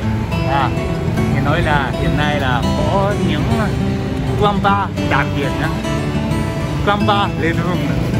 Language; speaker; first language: Vietnamese; non-native, learner; Japanese